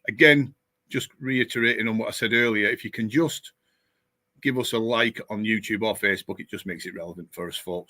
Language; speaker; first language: English; native; English